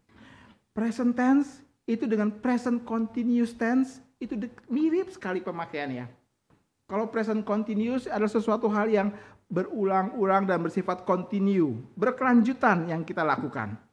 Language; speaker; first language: Indonesian; native; Indonesian